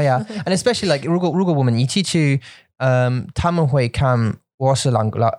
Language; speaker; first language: Chinese; non-native, learner; English